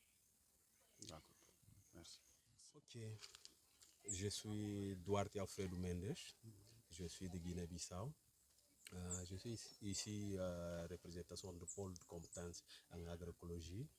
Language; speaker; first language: French; non-native, learner; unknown